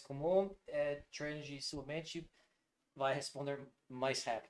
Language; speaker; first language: Portuguese; non-native, learner; English